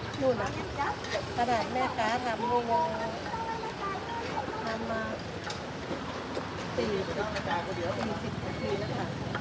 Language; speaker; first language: Thai; native; Thai